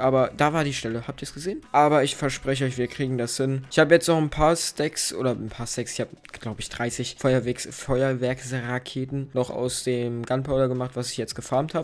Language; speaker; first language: German; native; German